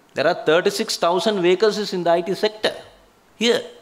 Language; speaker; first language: English; non-native, local second language; Sinhala